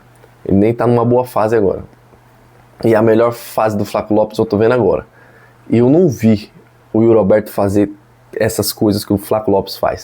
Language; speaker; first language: Portuguese; native; Portuguese